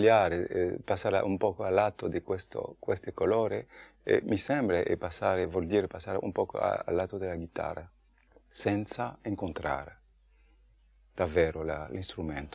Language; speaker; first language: Italian; non-native, fluent; French